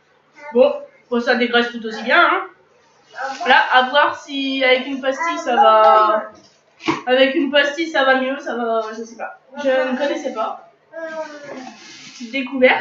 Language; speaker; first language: French; native; French